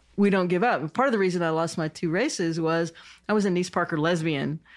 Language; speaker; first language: English; native; English